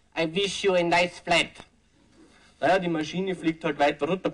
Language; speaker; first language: German; native; German